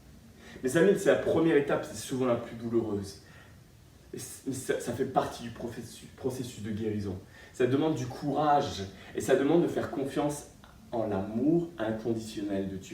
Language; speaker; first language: French; native; French